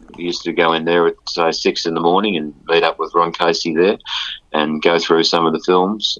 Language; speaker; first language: English; native; English